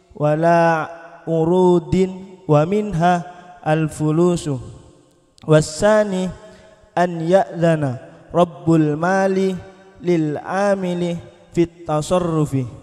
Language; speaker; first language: Arabic; non-native, learner; Javanese